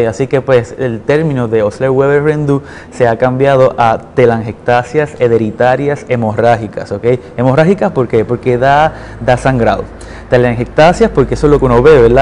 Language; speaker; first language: Spanish; native; Spanish